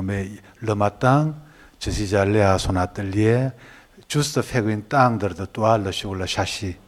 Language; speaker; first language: French; non-native, learner; Korean